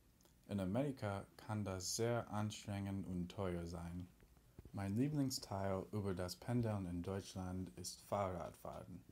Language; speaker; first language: German; non-native, learner; English